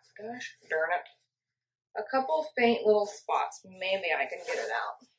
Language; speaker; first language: English; native; English